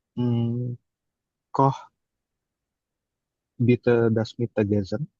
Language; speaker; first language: German; non-native, learner; Indonesian